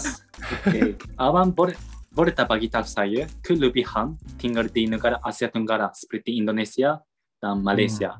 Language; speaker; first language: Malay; non-native, learner; Japanese